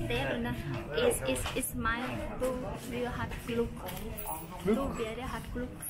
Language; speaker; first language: German; non-native, learner; Thai